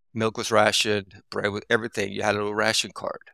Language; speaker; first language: English; early bilingual, other home language; Spanish